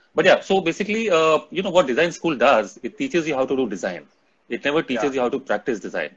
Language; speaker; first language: English; non-native, local second language; Hindi